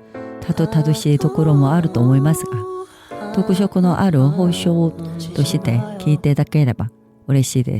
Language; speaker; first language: Japanese; non-native, learner; Korean